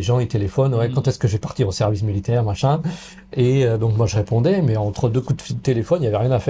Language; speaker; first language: French; native; French